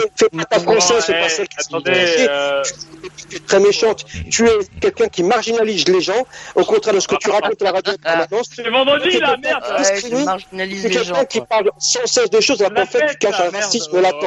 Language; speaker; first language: French; native; French